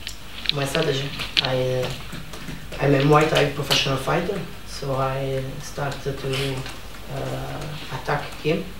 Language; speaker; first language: English; non-native, learner; Italian